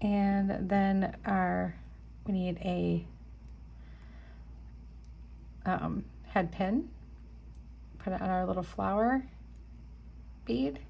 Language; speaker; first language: English; native; English